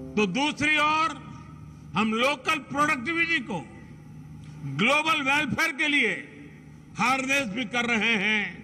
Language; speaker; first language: Hindi; non-native, local second language; Gujarati